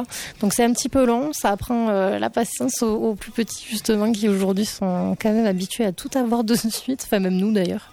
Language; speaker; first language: French; native; French